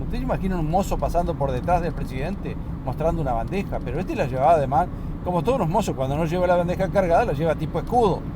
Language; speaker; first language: Spanish; native; Spanish